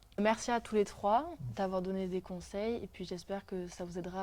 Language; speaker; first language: French; native; French